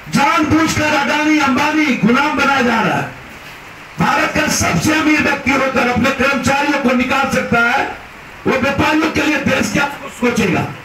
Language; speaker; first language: Hindi; native; Hindi